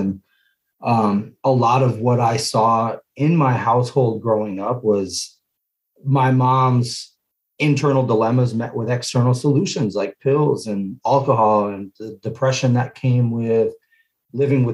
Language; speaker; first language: English; native; English